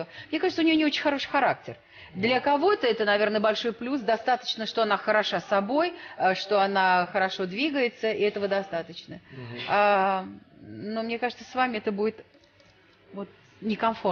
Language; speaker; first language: Russian; native; Russian